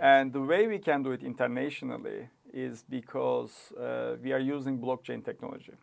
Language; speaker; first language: English; non-native, fluent; Turkish